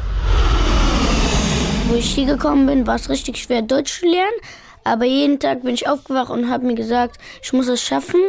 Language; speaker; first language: German; early bilingual, other home language; Pashto